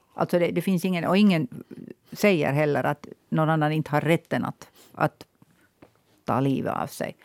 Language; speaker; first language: Swedish; native; Swedish